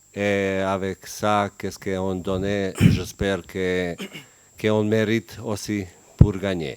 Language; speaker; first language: French; non-native, learner; Bosnian